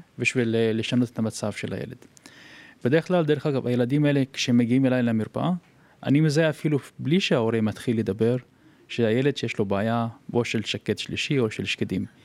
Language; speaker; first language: Hebrew; non-native, local second language; Arabic